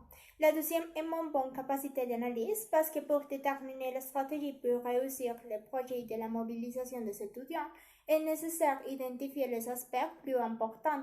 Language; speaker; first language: French; non-native, learner; Spanish